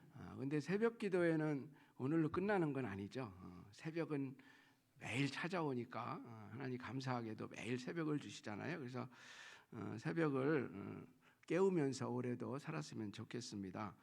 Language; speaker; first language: Korean; native; Korean